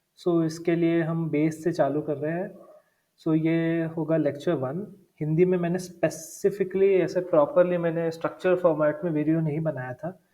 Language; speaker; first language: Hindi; non-native, local second language; Tulu